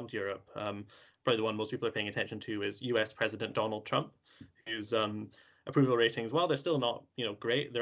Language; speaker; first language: English; native; English